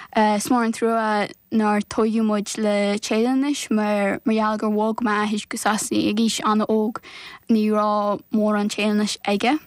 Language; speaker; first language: Irish; native; Irish